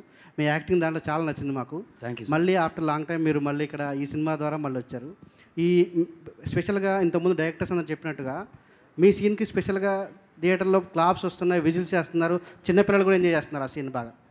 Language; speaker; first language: Telugu; native; Telugu